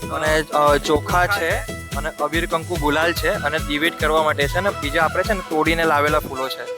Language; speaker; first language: Gujarati; non-native, local second language; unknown